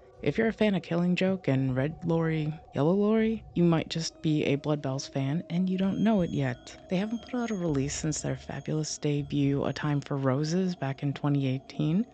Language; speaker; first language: English; native; English